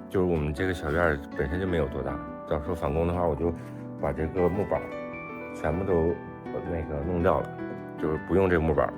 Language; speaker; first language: Chinese; native; Chinese